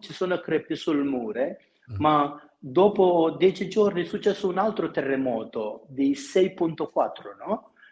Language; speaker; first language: Italian; non-native, fluent; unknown